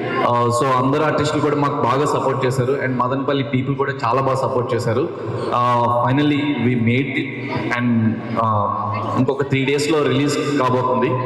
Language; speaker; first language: Telugu; native; Telugu